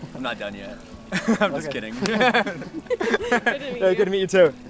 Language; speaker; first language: English; native; English